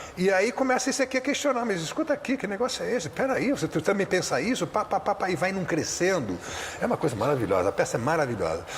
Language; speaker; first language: Portuguese; native; Portuguese